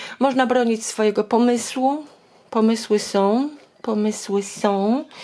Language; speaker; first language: Polish; native; Polish